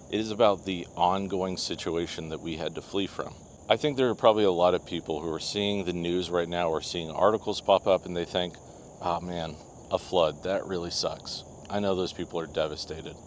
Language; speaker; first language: English; native; English